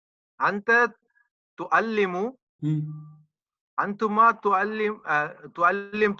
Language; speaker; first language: Arabic; non-native, learner; Tamil